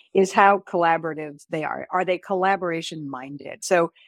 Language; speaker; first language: English; native; English